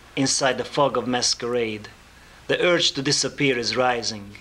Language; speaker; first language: English; non-native, fluent; Hungarian